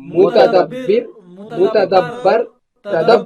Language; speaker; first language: Arabic; non-native, learner; Urdu